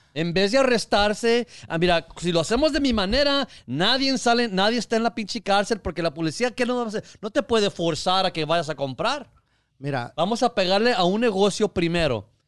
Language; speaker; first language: Spanish; early bilingual, heritage; Spanish